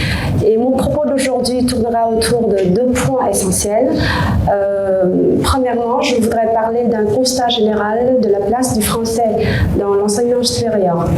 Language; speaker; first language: French; non-native, fluent; Vietnamese